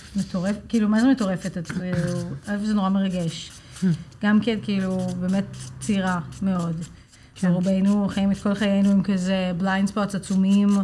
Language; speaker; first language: Hebrew; native; Hebrew